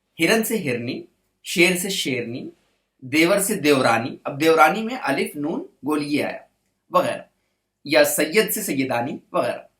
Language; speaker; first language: Urdu; native; Urdu